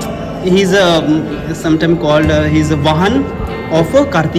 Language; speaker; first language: English; non-native, local second language; Hindi